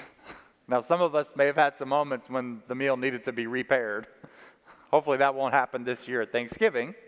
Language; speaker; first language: English; native; English